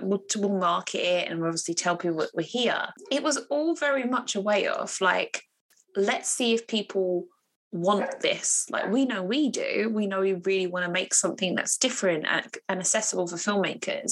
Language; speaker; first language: English; native; English